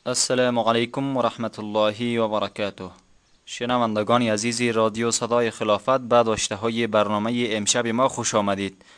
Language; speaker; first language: Persian; native; Persian